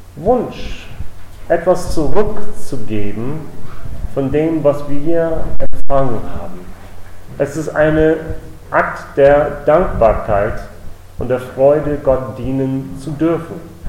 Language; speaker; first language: German; non-native, fluent; English